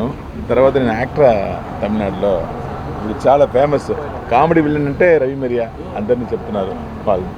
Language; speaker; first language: Telugu; non-native, learner; Tamil